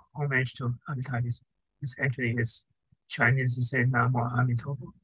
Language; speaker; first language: English; non-native, fluent; Chinese